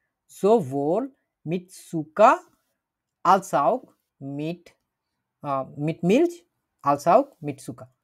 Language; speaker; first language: German; non-native, fluent; Bangla